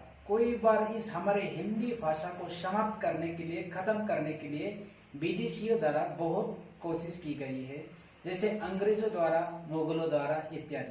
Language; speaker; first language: Hindi; non-native, local second language; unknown